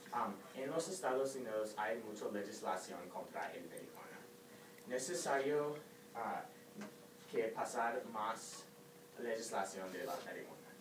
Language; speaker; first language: Spanish; non-native, learner; English